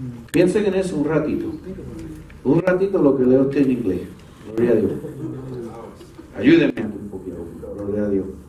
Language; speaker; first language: Spanish; early bilingual, heritage; Spanish